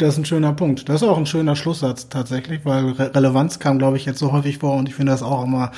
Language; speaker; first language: German; native; German